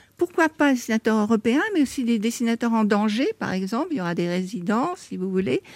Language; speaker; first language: French; native; French